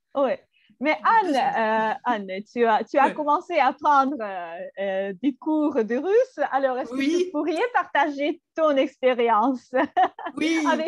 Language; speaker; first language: French; non-native, fluent; Russian